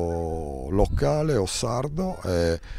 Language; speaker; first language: Italian; native; Italian